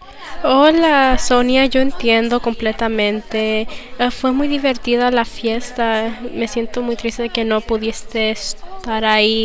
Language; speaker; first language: Spanish; non-native, learner; English